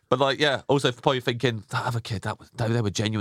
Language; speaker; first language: English; native; English